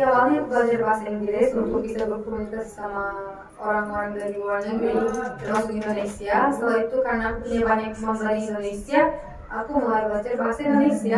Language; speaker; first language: Indonesian; non-native, fluent; Turkish